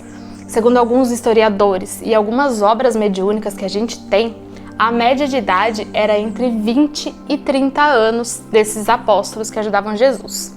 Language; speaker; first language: Portuguese; native; Portuguese